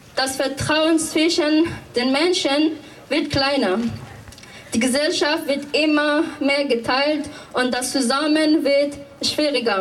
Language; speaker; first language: German; non-native, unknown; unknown